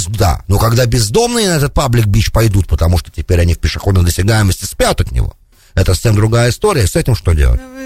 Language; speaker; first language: Russian; native; Russian